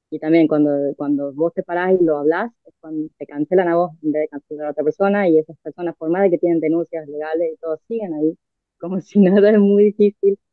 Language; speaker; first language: Spanish; native; Spanish